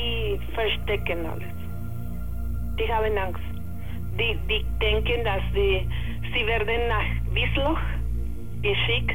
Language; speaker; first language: German; non-native, learner; Spanish